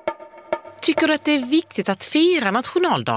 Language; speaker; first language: Swedish; native; Swedish